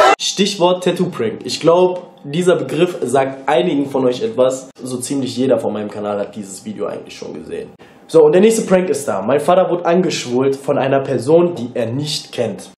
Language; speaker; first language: German; early bilingual, other home language; Turkish